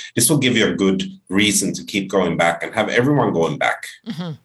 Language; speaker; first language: English; non-native, fluent; Finnish